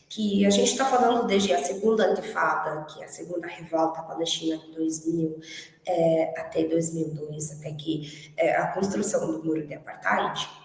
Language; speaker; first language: Portuguese; non-native, fluent; Arabic